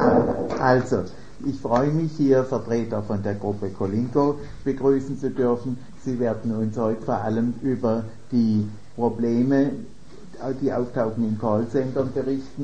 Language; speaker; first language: German; native; German